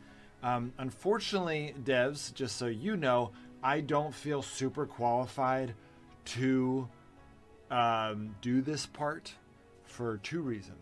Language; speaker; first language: English; native; English